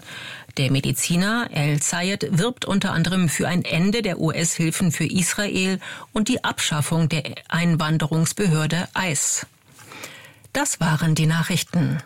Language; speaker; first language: German; native; German